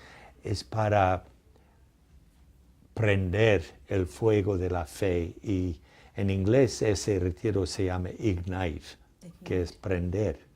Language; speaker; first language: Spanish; non-native, fluent; English